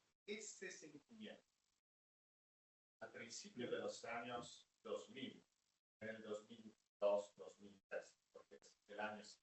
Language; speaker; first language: Spanish; non-native, fluent; Italian